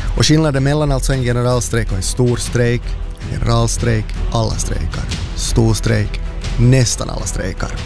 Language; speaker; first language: Swedish; native; Swedish